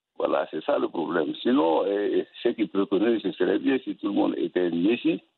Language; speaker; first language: French; non-native, local second language; Bambara